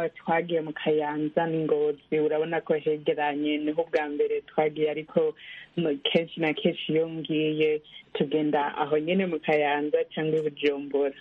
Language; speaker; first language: Rundi; early bilingual, heritage; Rundi